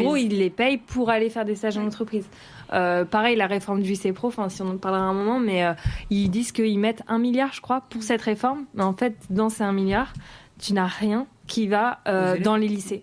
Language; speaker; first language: French; native; French